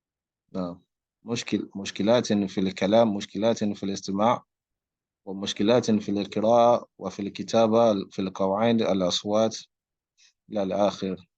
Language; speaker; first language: Arabic; non-native, fluent; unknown